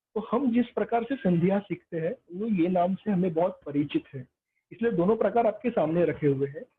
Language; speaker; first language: Hindi; non-native, local second language; Marathi